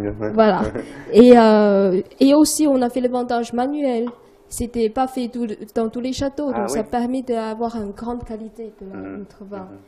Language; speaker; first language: French; non-native, learner; Chinese